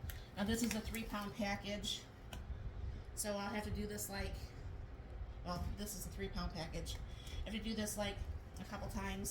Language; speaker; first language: English; native; English